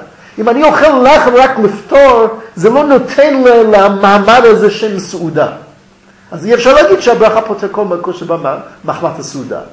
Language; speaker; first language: Hebrew; non-native, fluent; English